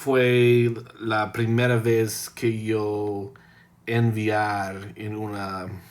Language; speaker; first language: Spanish; non-native, learner; English